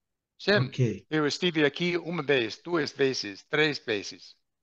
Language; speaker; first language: Portuguese; non-native, learner; English